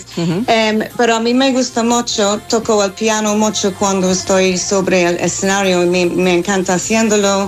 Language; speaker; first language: Spanish; non-native, fluent; English